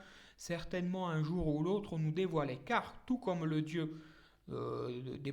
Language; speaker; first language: French; native; French